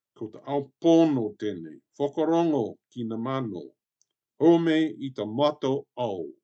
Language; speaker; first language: Māori; non-native, local second language; English